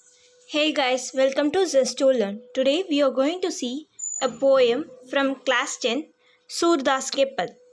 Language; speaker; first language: English; non-native, local second language; Hindi